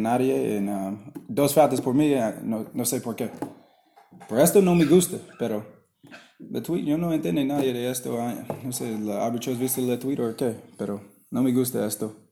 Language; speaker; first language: Spanish; non-native, learner; English